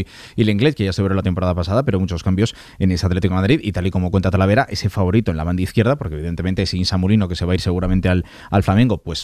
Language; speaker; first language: Spanish; native; Spanish